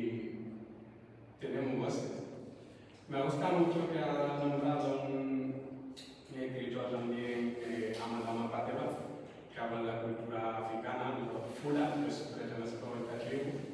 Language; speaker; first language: Spanish; non-native, fluent; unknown